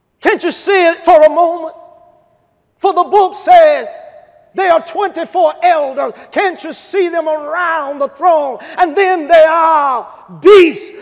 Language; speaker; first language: English; native; English